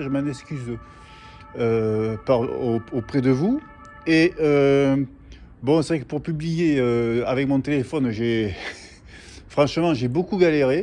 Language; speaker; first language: French; native; French